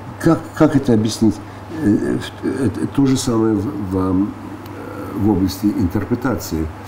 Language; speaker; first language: Russian; non-native, fluent; French